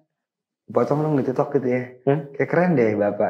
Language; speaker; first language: Indonesian; native; Indonesian